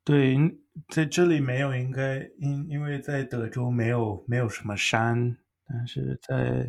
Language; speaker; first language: Chinese; non-native, fluent; English